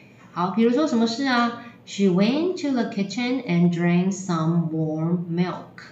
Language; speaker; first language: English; non-native, fluent; Chinese